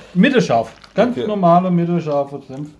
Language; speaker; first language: German; non-native, fluent; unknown